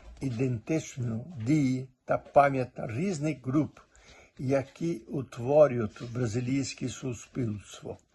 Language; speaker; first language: Ukrainian; early bilingual, heritage; Portuguese